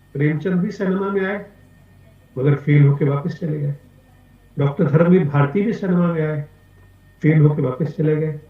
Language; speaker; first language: Hindi; non-native, local second language; Punjabi